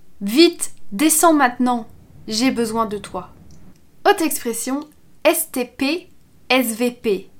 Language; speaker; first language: French; native; French